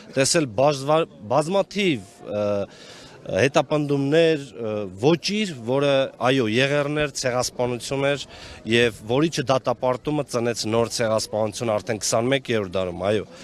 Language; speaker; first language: Armenian; non-native, local second language; Kurdish